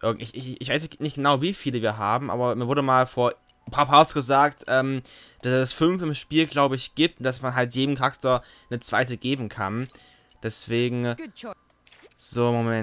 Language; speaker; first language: German; native; German